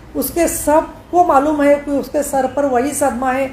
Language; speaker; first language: Hindi; non-native, local second language; Marathi